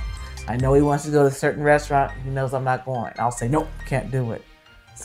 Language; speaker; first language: English; native; English